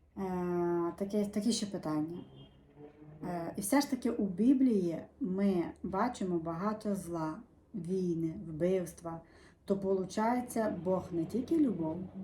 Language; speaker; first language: Ukrainian; native; Ukrainian